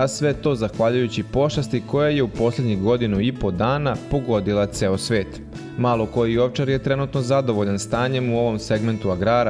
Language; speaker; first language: Serbian; native; Serbian